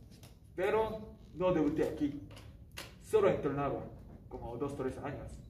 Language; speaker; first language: Spanish; non-native, learner; Japanese